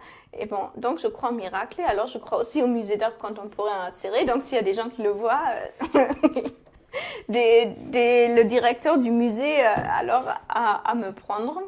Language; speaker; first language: French; non-native, fluent; German